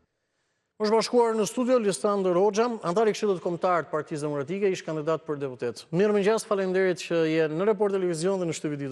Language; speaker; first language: Albanian; native; Albanian